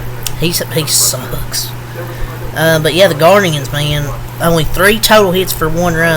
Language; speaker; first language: English; native; English